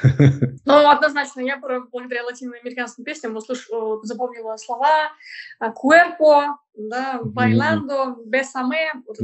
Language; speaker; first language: Russian; native; Russian